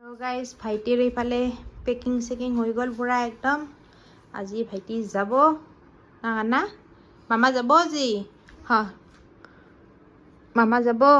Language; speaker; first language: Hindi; non-native, local second language; Assamese